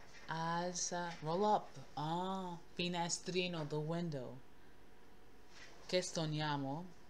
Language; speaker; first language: Italian; non-native, learner; English